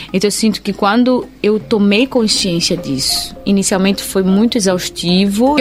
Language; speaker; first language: Portuguese; native; Portuguese